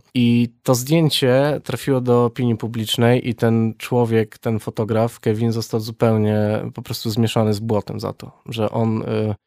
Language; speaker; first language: Polish; native; Polish